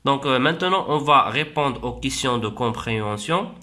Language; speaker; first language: French; non-native, local second language; Arabic